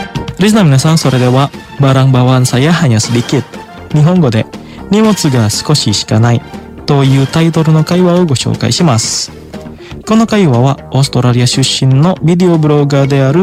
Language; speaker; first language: Japanese; non-native, fluent; Indonesian